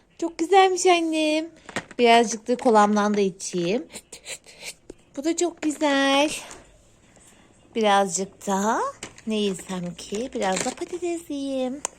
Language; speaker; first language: Turkish; native; Turkish